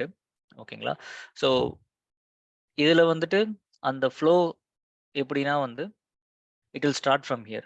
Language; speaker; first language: Tamil; native; Tamil